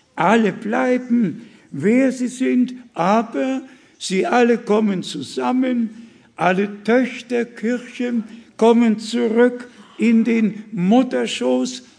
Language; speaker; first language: German; native; German